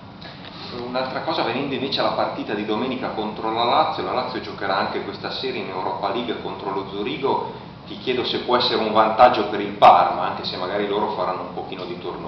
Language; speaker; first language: Italian; native; Italian